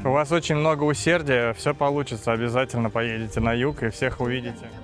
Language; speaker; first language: Russian; native; Russian